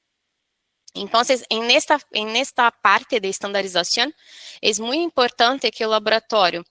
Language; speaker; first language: Spanish; non-native, fluent; Portuguese